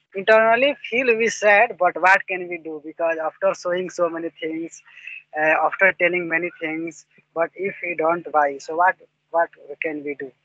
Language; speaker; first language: English; non-native, local second language; Hindi